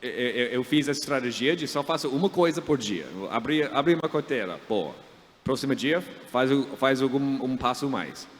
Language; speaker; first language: Portuguese; non-native, fluent; English